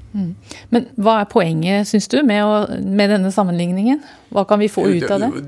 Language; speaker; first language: Norwegian; native; Norwegian